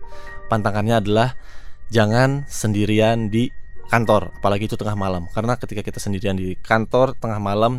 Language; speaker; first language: Indonesian; native; Indonesian